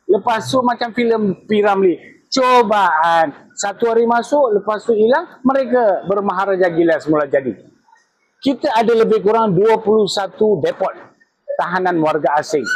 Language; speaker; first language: Malay; non-native, local second language; Tamil